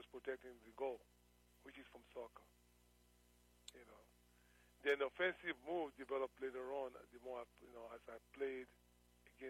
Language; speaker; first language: English; non-native, local second language; Yoruba